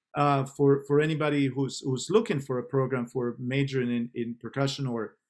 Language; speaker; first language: English; non-native, fluent; Spanish